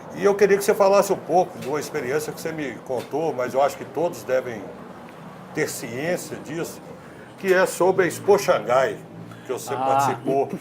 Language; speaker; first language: Portuguese; native; Portuguese